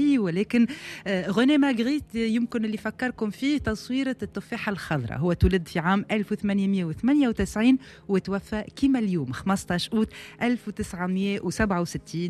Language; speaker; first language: Arabic; native; Arabic